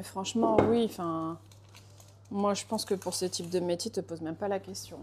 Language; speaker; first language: French; native; French